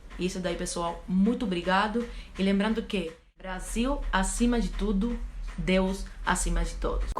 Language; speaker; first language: Portuguese; non-native, fluent; Spanish